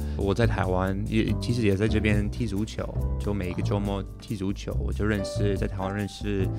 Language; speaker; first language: Chinese; non-native, fluent; English